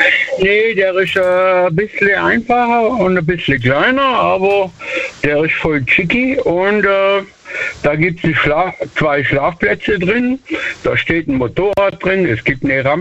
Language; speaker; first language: German; native; German